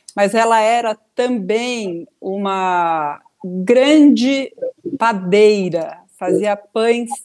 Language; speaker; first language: Portuguese; native; Portuguese